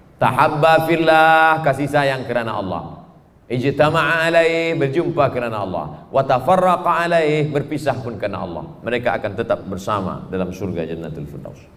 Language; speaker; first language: Malay; non-native, fluent; Indonesian